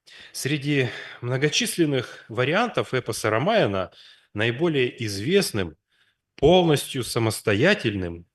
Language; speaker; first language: Russian; native; Russian